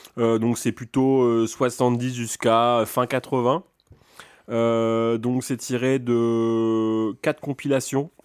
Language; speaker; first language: French; native; French